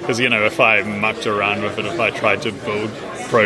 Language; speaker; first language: English; native; English